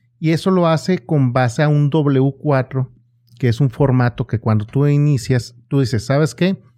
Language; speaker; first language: Spanish; native; Spanish